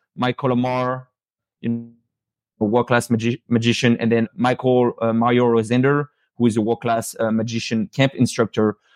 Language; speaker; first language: English; non-native, fluent; French